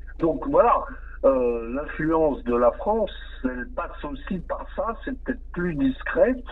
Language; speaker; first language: French; native; French